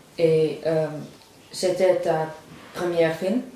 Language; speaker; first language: French; non-native, learner; Dutch